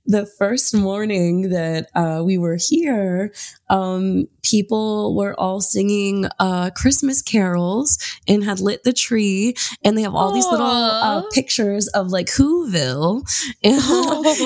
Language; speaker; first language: English; native; English